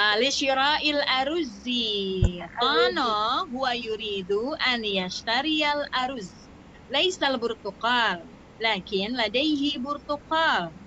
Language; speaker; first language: Arabic; non-native, learner; Indonesian